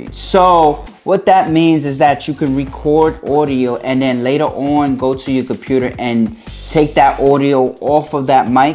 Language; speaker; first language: English; native; English